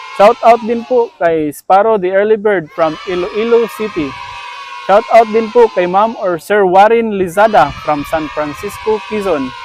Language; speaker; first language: Filipino; non-native, local second language; Cebuano